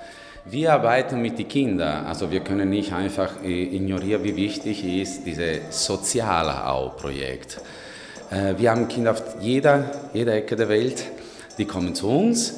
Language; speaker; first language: German; non-native, fluent; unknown